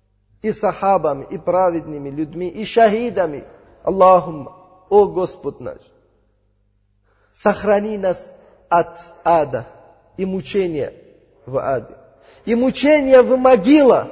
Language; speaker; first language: Russian; non-native, learner; Uzbek